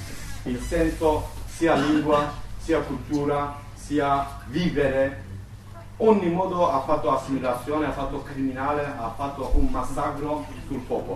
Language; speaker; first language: Italian; non-native, learner; Turkish